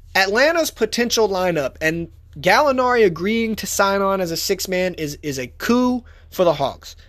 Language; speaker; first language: English; native; English